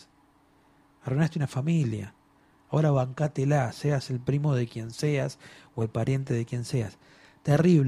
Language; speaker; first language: Spanish; native; Spanish